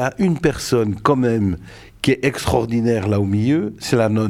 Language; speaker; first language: French; native; French